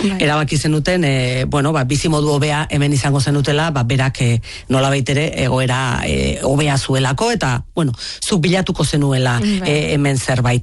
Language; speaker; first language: Basque; native; Basque